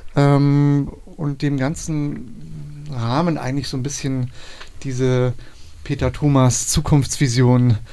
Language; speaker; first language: German; native; German